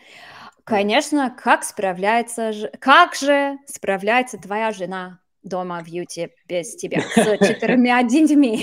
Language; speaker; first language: Russian; non-native, fluent; English